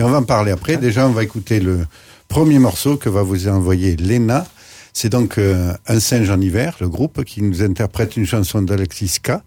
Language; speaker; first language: French; native; French